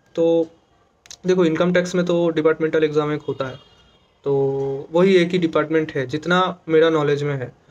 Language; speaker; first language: Hindi; non-native, local second language; Bangla